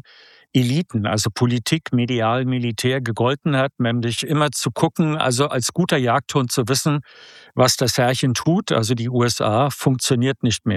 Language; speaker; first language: German; native; German